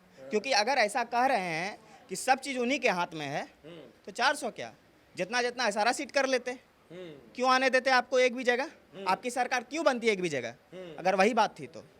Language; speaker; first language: Hindi; native; Hindi